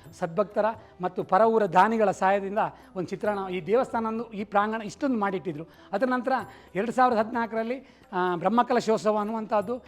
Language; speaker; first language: Kannada; native; Kannada